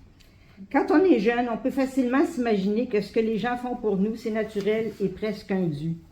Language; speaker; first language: French; native; French